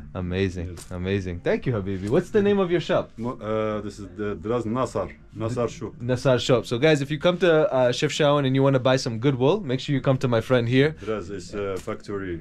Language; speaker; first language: English; native; English